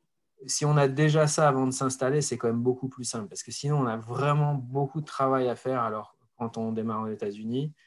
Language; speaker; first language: French; native; French